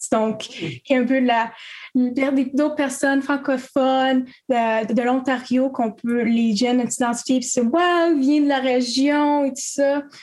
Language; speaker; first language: French; native; French